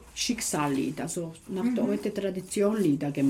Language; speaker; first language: German; non-native, local second language; Romany